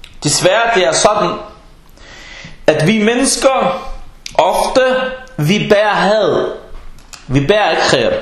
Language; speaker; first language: Danish; early bilingual, other home language; Arabic